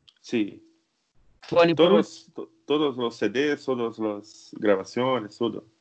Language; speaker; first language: Spanish; non-native, learner; Portuguese